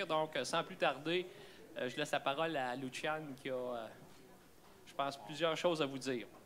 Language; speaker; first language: French; native; French